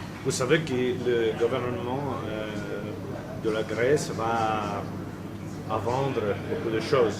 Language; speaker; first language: French; non-native, fluent; Italian